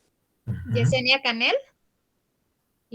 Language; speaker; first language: Spanish; native; Spanish